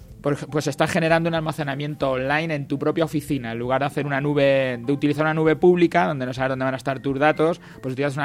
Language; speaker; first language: Spanish; native; Spanish